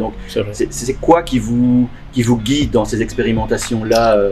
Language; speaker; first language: French; native; French